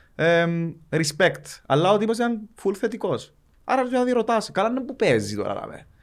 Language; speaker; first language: Greek; native; Greek